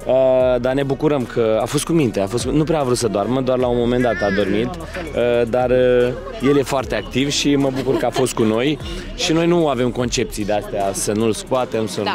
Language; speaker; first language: Romanian; native; Romanian